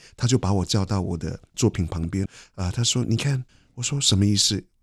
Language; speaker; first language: Chinese; native; Chinese